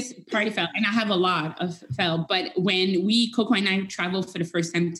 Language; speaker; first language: English; non-native, fluent; French